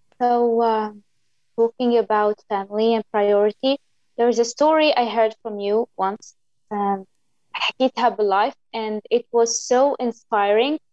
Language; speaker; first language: English; non-native, local second language; Arabic